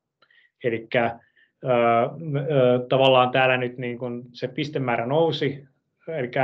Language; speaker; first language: Finnish; native; Finnish